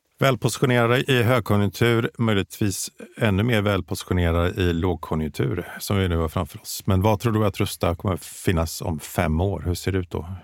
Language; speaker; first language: Swedish; native; Swedish